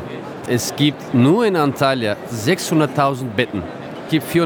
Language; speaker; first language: German; non-native, fluent; Turkish